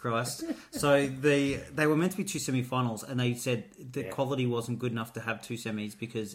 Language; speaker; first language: English; native; English